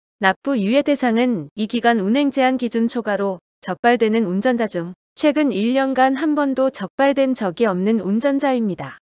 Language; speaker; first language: Korean; native; Korean